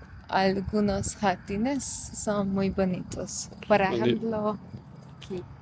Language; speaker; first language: Spanish; non-native, learner; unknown